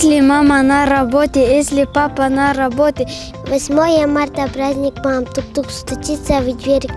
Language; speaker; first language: Russian; non-native, learner; Kyrgyz